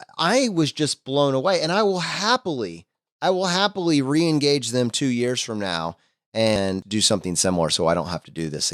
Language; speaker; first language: English; native; English